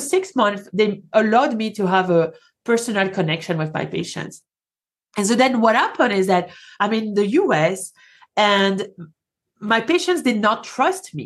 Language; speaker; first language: English; non-native, fluent; French